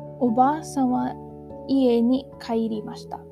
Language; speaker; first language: Japanese; non-native, learner; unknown